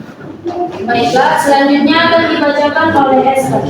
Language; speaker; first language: Indonesian; native; Indonesian